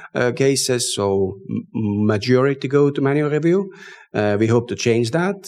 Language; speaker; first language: English; non-native, fluent; Estonian